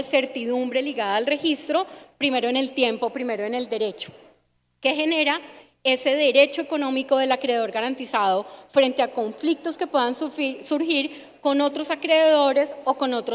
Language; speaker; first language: Spanish; native; Spanish